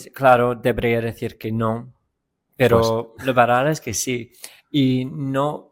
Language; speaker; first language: Spanish; non-native, fluent; English